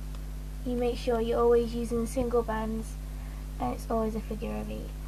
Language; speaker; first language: English; native; English